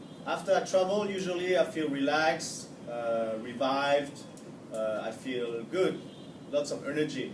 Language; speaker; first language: English; non-native, fluent; French